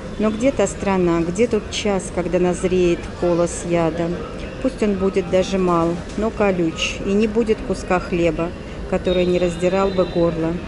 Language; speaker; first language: Russian; native; Russian